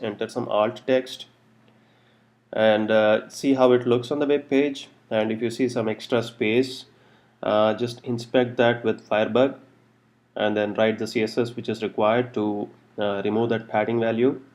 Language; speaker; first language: English; non-native, local second language; Telugu